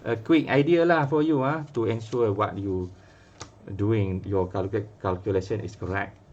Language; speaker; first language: English; non-native, local second language; Malay